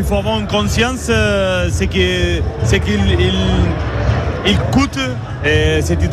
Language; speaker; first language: French; non-native, fluent; Spanish